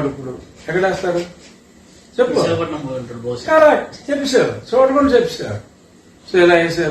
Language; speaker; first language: Telugu; native; Telugu